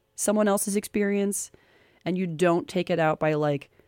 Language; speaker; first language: English; native; English